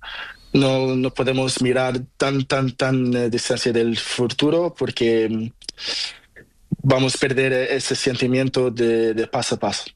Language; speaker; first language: Spanish; non-native, learner; Portuguese